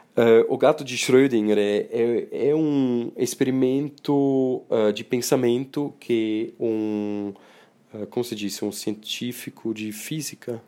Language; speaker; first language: Portuguese; non-native, fluent; Swiss German